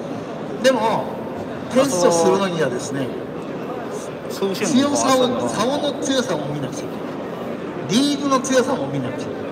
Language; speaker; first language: Japanese; native; Japanese